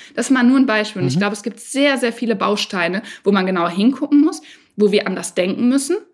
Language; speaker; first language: German; native; German